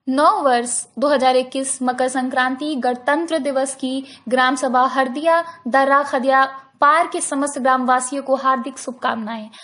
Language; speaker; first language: Hindi; native; Hindi